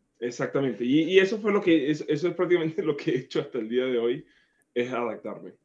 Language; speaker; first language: Spanish; native; Spanish